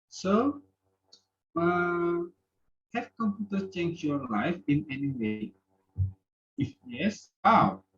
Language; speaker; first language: English; non-native, learner; Indonesian